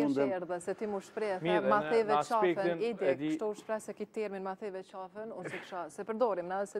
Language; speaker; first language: Albanian; native; Albanian